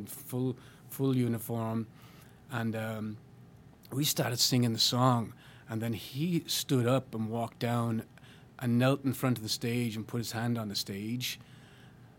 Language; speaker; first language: English; native; English